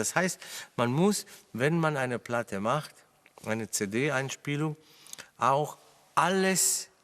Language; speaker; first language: German; non-native, fluent; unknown